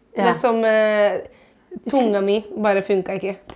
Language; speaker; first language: Norwegian; non-native, fluent; Italian